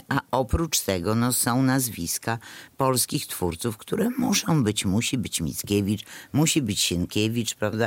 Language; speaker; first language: Polish; native; Polish